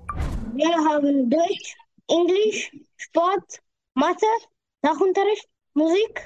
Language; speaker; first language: German; non-native, learner; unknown